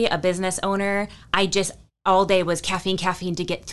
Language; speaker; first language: English; native; English